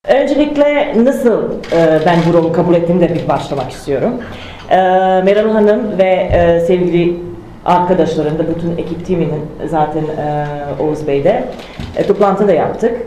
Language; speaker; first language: Turkish; non-native, fluent; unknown